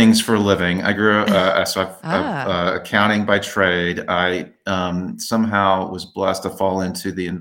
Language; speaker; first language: English; native; English